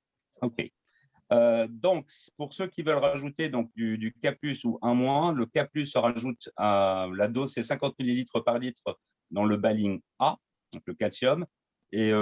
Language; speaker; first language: French; native; French